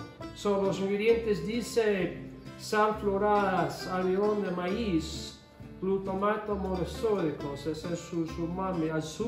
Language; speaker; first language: Spanish; non-native, fluent; English